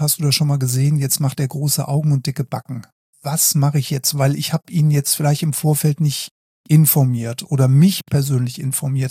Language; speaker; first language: German; native; German